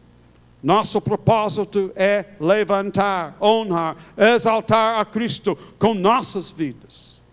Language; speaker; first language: Portuguese; non-native, fluent; English